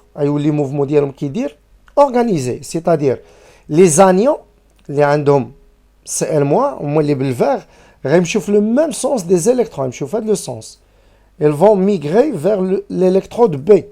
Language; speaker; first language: French; non-native, local second language; Arabic